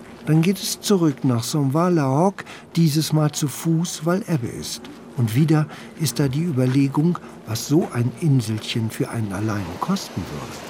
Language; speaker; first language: German; native; German